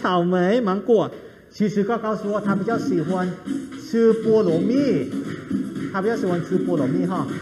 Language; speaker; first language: Chinese; non-native, fluent; Thai